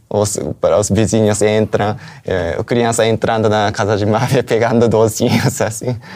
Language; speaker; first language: Portuguese; non-native, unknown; Japanese